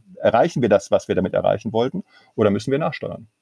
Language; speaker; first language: German; native; German